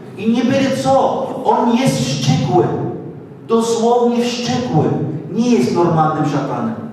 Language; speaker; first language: Polish; non-native, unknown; Arabic